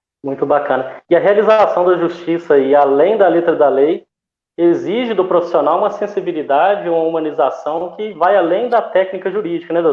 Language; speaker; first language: Portuguese; native; Portuguese